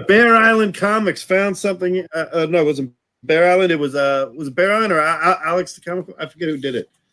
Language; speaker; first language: English; native; English